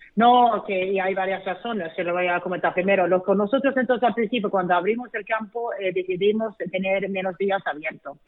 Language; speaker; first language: Spanish; non-native, fluent; Swedish